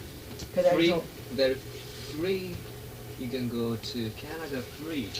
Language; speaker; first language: English; non-native, learner; Japanese